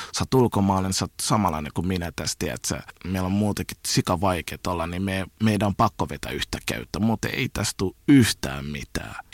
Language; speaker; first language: Finnish; early bilingual, other home language; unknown